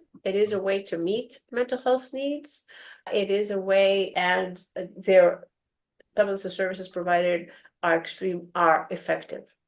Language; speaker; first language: English; non-native, fluent; Greek